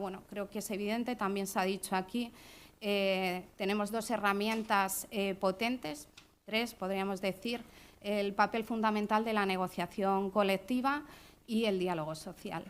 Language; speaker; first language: Spanish; native; Spanish